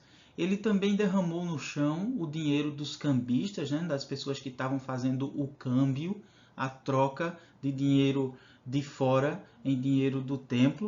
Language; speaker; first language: Portuguese; native; Portuguese